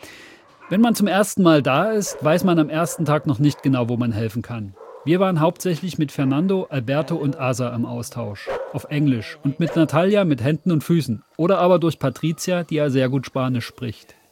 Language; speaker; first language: German; native; German